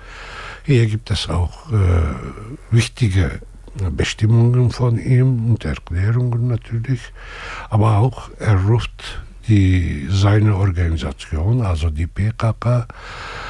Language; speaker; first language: German; non-native, fluent; Kurdish